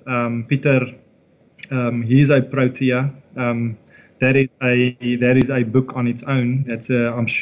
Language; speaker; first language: English; non-native, local second language; Afrikaans